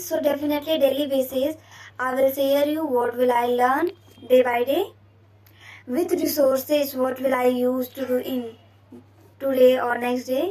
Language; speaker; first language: English; non-native, learner; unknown